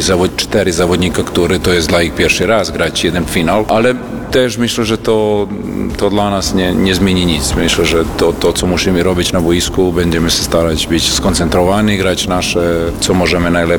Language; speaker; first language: Polish; non-native, fluent; Serbian